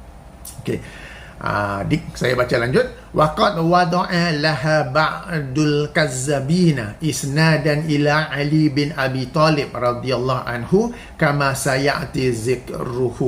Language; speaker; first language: Malay; native; Malay